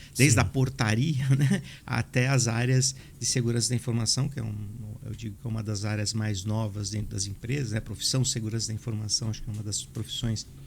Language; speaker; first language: Portuguese; native; Portuguese